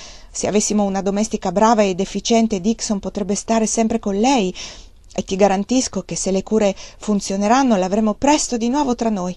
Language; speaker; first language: Italian; native; Italian